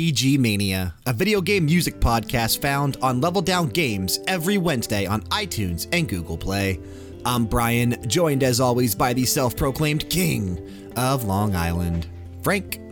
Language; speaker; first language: English; native; English